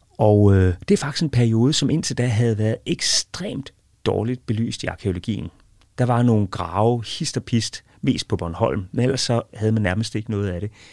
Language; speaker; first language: Danish; native; Danish